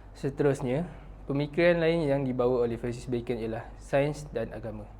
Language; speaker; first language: Malay; native; Malay